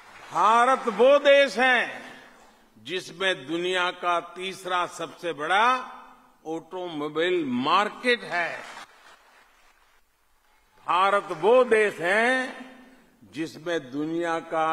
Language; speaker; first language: Hindi; non-native, local second language; Gujarati